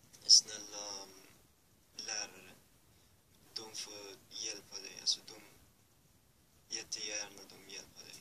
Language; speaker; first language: Swedish; early bilingual, other home language; Persian